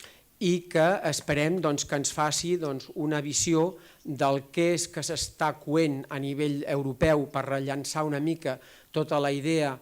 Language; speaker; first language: Catalan; native; Catalan